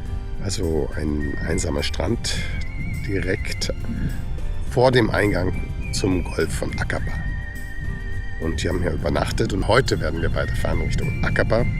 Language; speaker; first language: German; native; German